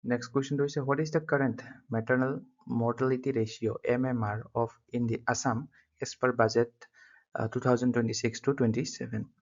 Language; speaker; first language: English; non-native, local second language; Assamese